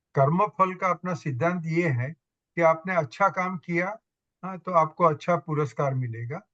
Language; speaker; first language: Hindi; non-native, local second language; Gujarati